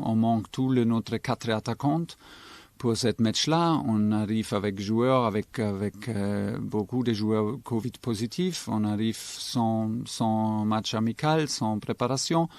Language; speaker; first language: French; non-native, fluent; German